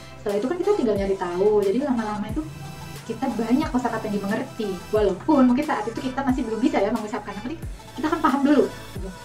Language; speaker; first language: Indonesian; native; Indonesian